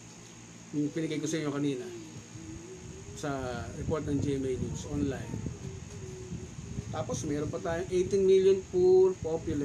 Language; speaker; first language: Filipino; native; Filipino